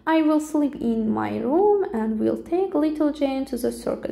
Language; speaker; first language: English; non-native, fluent; Azerbaijani